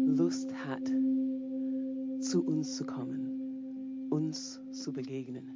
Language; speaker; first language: German; non-native, fluent; English